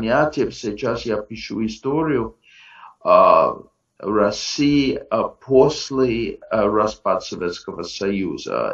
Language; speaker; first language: Russian; non-native, fluent; English